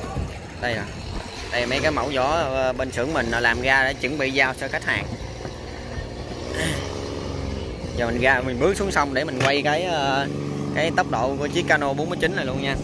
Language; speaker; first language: Vietnamese; native; Vietnamese